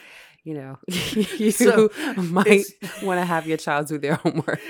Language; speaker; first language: English; native; English